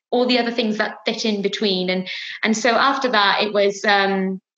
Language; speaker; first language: English; native; English